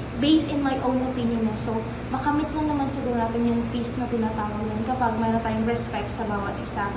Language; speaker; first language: Filipino; non-native, local second language; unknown